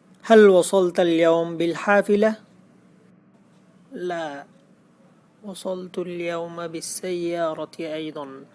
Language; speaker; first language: Arabic; non-native, fluent; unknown